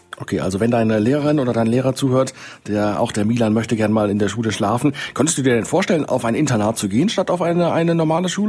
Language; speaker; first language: German; native; German